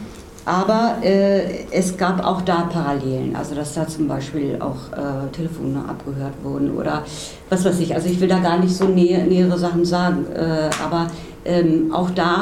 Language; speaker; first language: German; native; German